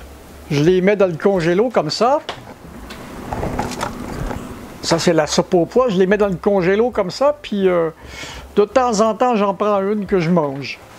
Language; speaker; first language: French; native; French